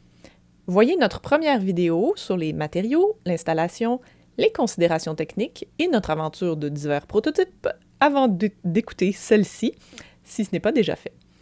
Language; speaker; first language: French; native; French